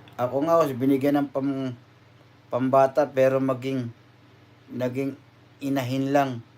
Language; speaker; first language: Filipino; native; Filipino